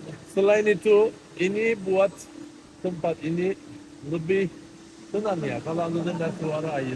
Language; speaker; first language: Indonesian; non-native, fluent; Turkish